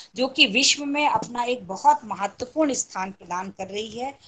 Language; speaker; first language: Hindi; native; Hindi